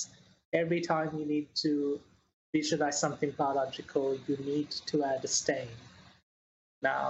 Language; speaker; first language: English; native; English